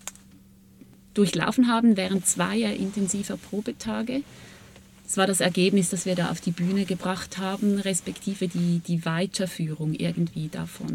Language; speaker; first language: German; native; German